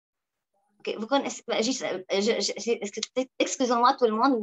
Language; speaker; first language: French; non-native, local second language; Arabic